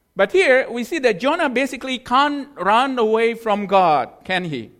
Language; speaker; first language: English; non-native, fluent; Indonesian